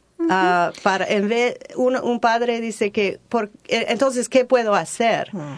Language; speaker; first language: Spanish; non-native, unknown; English